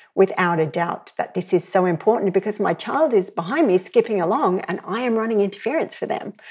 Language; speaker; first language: English; native; English